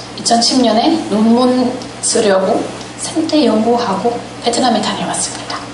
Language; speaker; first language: Korean; non-native, fluent; German